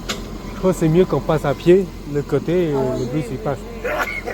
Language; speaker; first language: French; early bilingual, heritage; Vietnamese